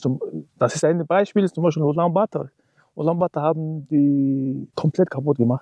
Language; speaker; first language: German; non-native, learner; Mongolian